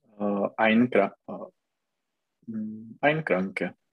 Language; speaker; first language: German; non-native, learner; Czech